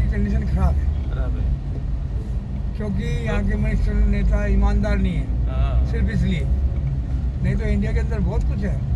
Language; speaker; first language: Hindi; native; Hindi